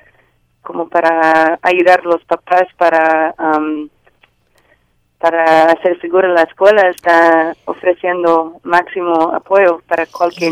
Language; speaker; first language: Spanish; non-native, learner; English